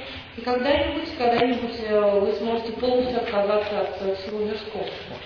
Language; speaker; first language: Russian; native; Russian